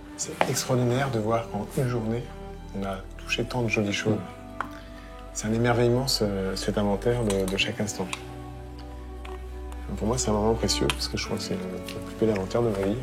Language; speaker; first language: French; native; French